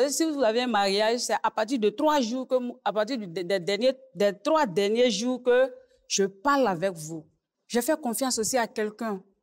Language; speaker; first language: French; native; French